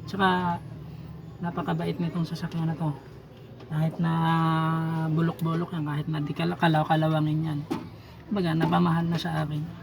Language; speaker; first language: Filipino; native; Filipino